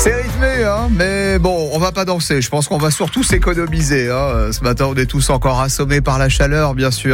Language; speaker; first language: French; native; French